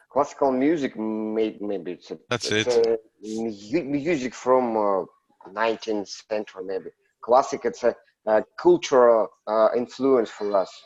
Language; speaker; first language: English; non-native, learner; Russian